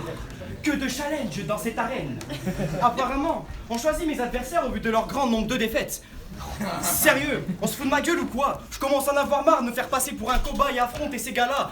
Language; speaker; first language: French; native; French